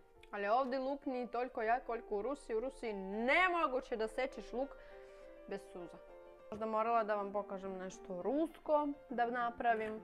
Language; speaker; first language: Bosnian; non-native, learner; Russian